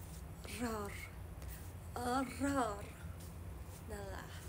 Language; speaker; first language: Indonesian; non-native, learner; Japanese